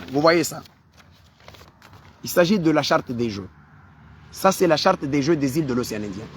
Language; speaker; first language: French; non-native, local second language; Comorian